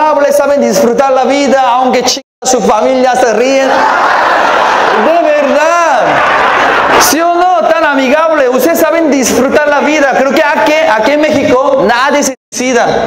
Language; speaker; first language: Spanish; non-native, fluent; Korean